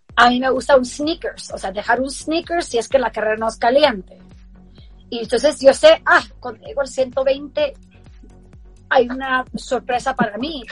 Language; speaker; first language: Spanish; early bilingual, heritage; Spanish